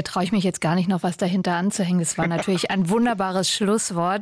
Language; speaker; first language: German; native; German